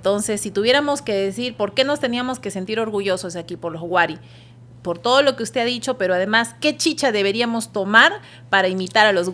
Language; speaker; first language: Spanish; native; Spanish